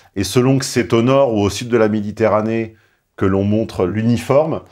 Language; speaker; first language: French; native; French